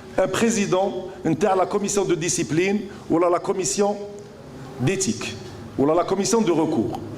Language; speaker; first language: French; non-native, local second language; Arabic